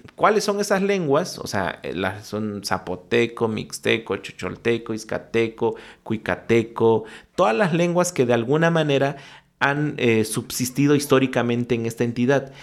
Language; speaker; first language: Spanish; non-native, local second language; Mixtepec Mixtec